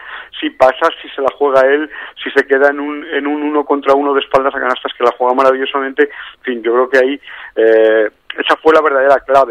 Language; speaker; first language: Spanish; native; Spanish